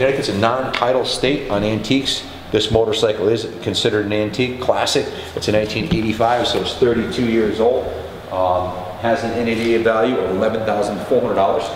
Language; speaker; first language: English; native; English